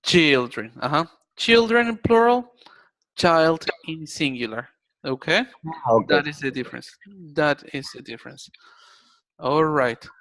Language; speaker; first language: English; non-native, fluent; Spanish